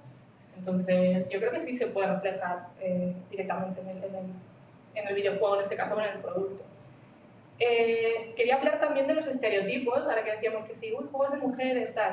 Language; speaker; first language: Spanish; native; Spanish